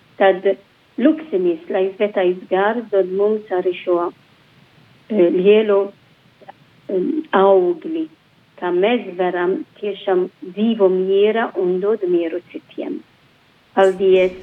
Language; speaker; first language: Latvian; non-native, fluent; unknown